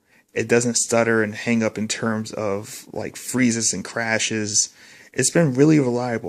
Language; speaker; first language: English; native; English